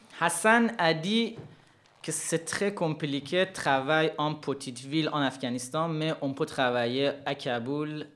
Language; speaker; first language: French; non-native, learner; Persian